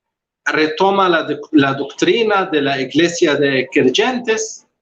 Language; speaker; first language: Spanish; non-native, local second language; Arabic